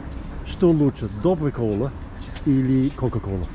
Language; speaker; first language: Russian; non-native, learner; English